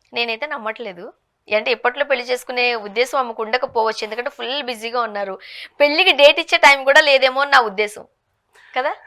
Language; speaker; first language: Telugu; native; Telugu